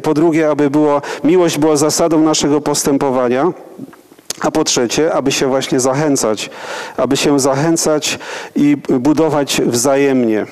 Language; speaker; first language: Polish; native; Polish